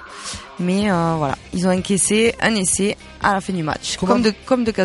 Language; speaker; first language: French; native; French